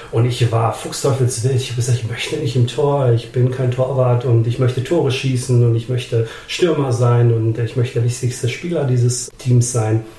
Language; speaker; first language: German; early bilingual, other home language; Serbian